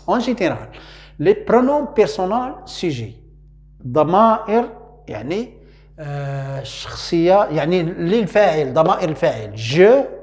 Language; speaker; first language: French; non-native, local second language; Arabic